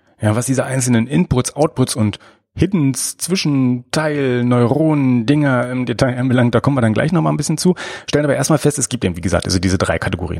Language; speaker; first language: German; native; German